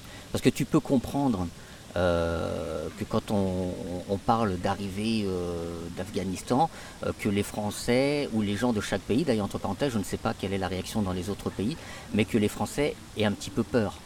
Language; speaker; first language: French; native; French